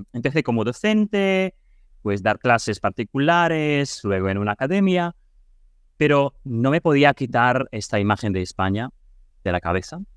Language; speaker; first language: Spanish; non-native, fluent; Ukrainian